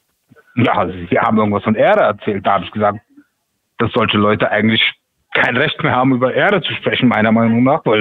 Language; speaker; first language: German; native; German